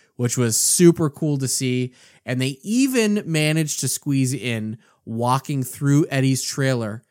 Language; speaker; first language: English; native; English